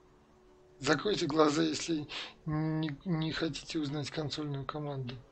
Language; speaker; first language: Russian; native; Russian